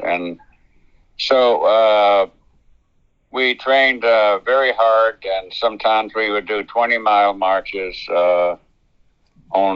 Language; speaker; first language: English; native; English